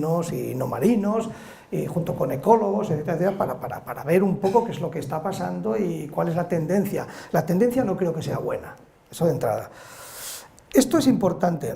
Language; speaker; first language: Spanish; native; Spanish